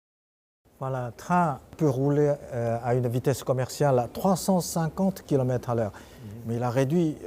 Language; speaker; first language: French; non-native, fluent; Chinese